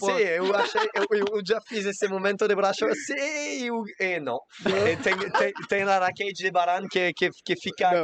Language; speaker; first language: Portuguese; non-native, learner; French